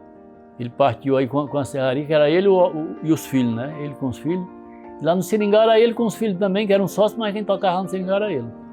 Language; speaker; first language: Portuguese; native; Portuguese